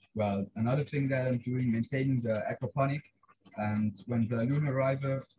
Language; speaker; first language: English; non-native, fluent; Swiss German